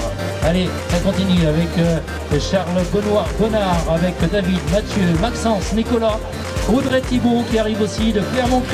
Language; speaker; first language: French; native; French